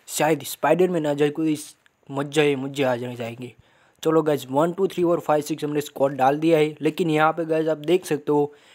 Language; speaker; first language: Hindi; non-native, local second language; Gujarati